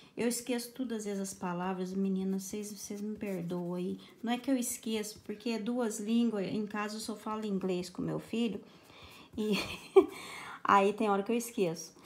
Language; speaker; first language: Portuguese; native; Portuguese